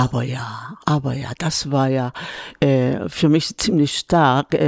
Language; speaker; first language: German; non-native, fluent; Korean